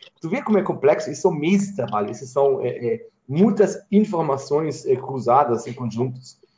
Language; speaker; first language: Portuguese; non-native, fluent; German